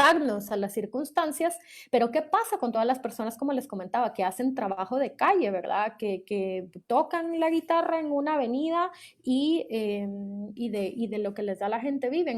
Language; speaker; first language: Spanish; native; Spanish